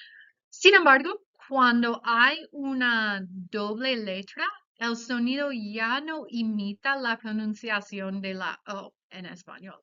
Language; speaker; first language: Spanish; non-native, fluent; English